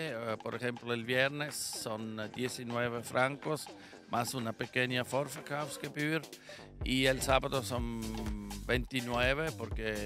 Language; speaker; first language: Spanish; non-native, fluent; German